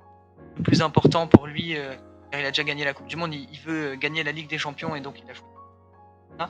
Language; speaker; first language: French; native; French